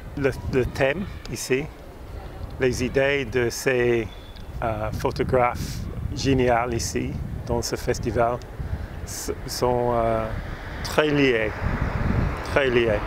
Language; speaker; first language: French; non-native, fluent; English